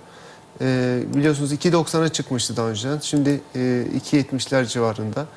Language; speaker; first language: Turkish; native; Turkish